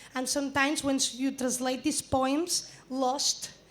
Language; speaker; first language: English; non-native, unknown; Catalan